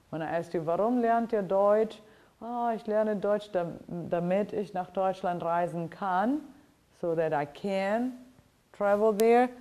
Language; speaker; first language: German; non-native, fluent; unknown